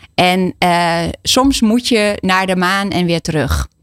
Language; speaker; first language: Dutch; native; Dutch